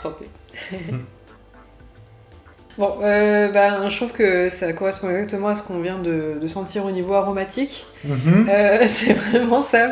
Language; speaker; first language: French; native; French